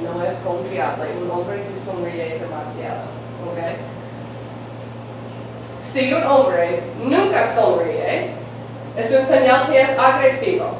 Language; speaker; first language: Spanish; non-native, fluent; English